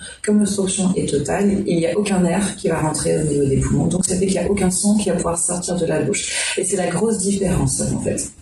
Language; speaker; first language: French; native; French